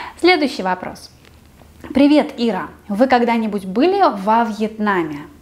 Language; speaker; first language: Russian; native; Russian